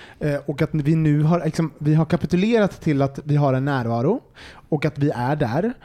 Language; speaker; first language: Swedish; native; Swedish